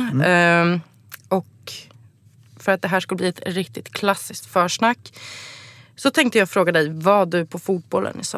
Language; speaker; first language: Swedish; native; Swedish